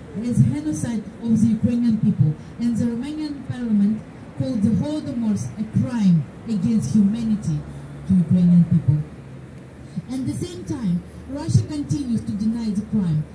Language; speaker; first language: English; non-native, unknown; Ukrainian